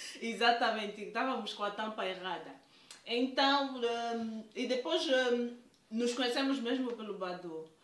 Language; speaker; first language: Portuguese; native; Portuguese